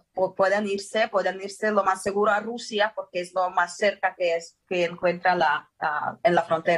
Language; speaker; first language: Spanish; early bilingual, heritage; Russian